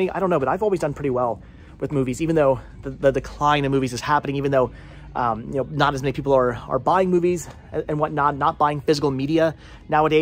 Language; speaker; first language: English; native; English